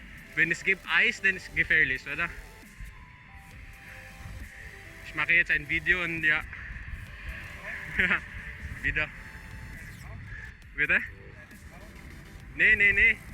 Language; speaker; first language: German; non-native, learner; Filipino